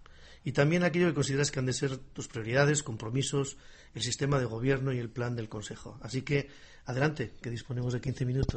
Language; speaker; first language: Spanish; native; Spanish